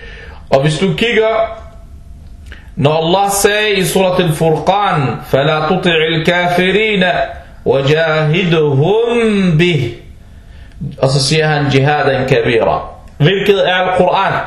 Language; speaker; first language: Danish; non-native, fluent; Arabic